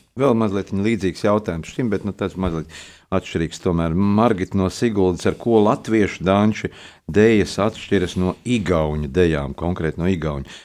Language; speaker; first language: Latvian; native; Latvian